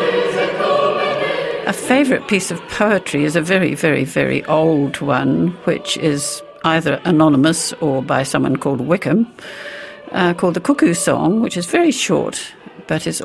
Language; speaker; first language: English; native; English